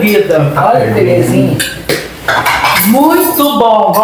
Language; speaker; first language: Portuguese; native; Portuguese